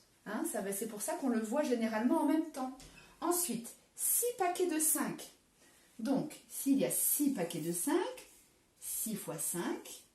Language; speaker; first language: French; native; French